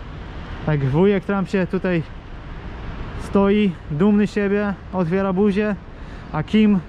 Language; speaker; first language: Polish; native; Polish